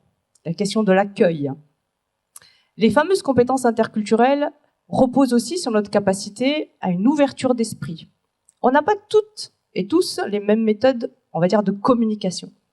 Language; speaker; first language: French; native; French